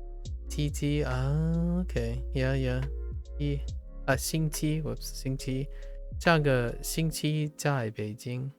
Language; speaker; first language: Chinese; non-native, learner; English